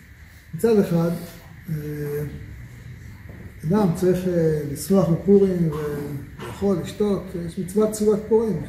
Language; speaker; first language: Hebrew; native; Hebrew